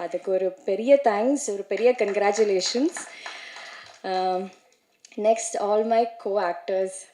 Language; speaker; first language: Tamil; non-native, learner; Malayalam